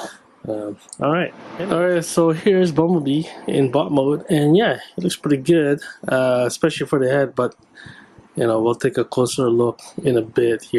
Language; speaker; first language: English; native; English